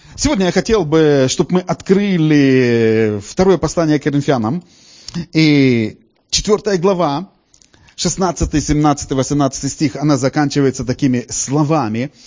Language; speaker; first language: Russian; native; Russian